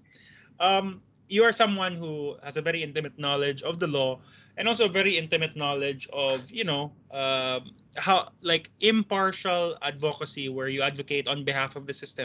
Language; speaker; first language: English; non-native, local second language; Cebuano